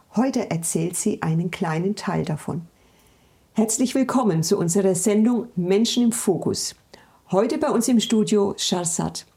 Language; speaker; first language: German; native; German